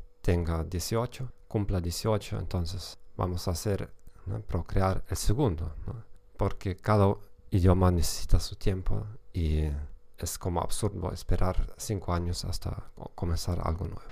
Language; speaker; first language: Spanish; non-native, fluent; German